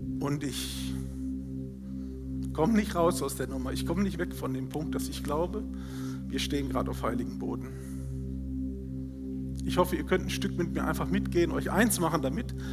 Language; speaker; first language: German; native; German